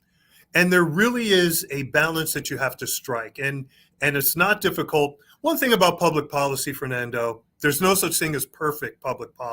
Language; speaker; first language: English; native; English